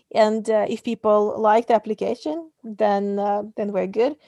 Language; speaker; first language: English; non-native, fluent; Russian